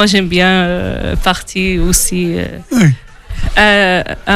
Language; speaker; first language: French; non-native, local second language; Arabic